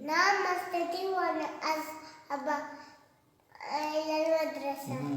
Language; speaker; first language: Arabic; non-native, learner; Urdu